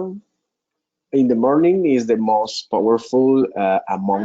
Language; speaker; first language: English; non-native, local second language; Spanish